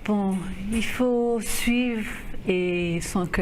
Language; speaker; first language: French; non-native, local second language; Haitian Creole